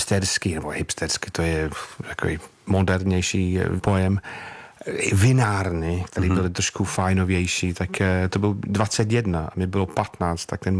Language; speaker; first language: Czech; non-native, fluent; English